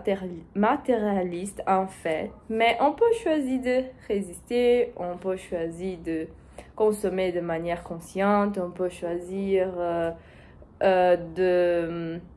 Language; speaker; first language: French; non-native, learner; Portuguese